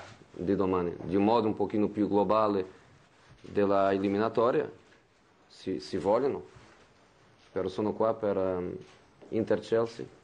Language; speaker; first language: Italian; non-native, fluent; Portuguese